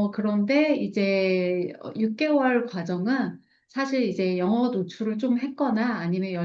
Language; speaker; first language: Korean; native; Korean